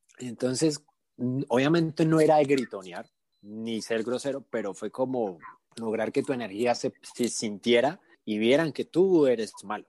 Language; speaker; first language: Spanish; native; Spanish